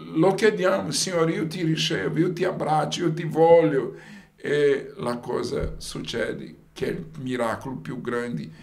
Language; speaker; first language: Italian; non-native, fluent; Portuguese